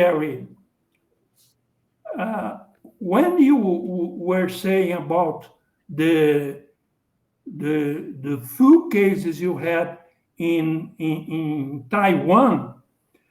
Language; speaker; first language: English; non-native, learner; Portuguese